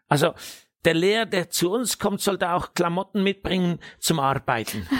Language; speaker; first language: German; native; German